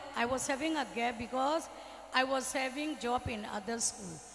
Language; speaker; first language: English; non-native, fluent; Burmese